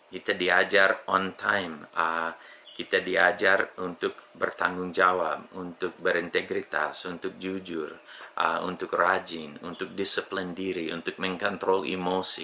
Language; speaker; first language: Indonesian; non-native, fluent; English